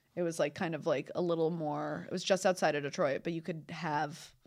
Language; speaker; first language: English; native; English